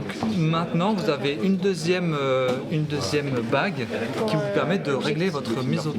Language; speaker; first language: French; native; French